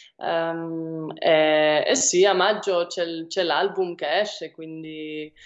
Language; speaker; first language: Italian; native; Italian